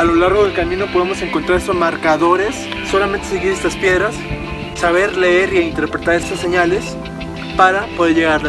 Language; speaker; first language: Spanish; native; Spanish